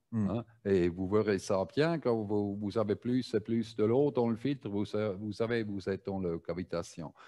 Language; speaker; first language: French; non-native, learner; German